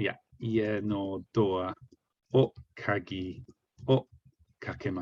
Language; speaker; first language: Japanese; non-native, fluent; English